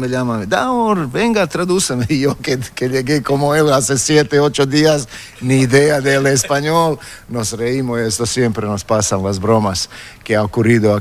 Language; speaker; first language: Spanish; non-native, fluent; Croatian